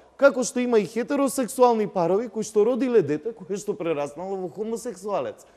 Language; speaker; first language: Macedonian; non-native, local second language; Albanian